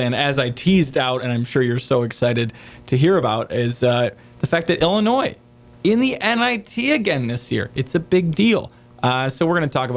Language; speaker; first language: English; native; English